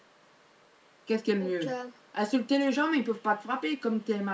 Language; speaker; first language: French; native; French